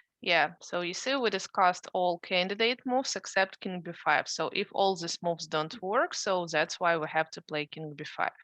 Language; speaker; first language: English; non-native, fluent; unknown